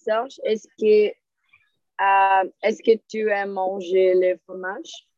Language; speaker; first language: French; non-native, learner; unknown